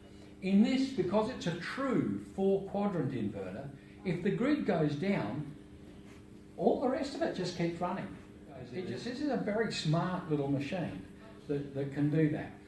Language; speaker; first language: English; native; English